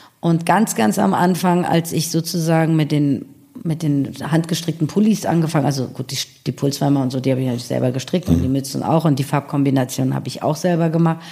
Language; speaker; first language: German; early bilingual, other home language; Persian